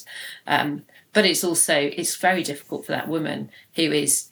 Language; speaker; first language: English; native; English